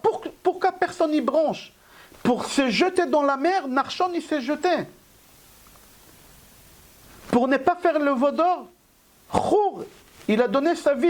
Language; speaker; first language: French; native; French